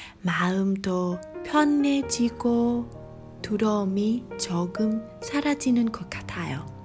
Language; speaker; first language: Korean; non-native, learner; Vietnamese